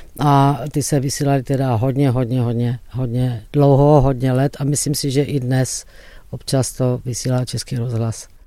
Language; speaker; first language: Czech; early bilingual, other home language; Greek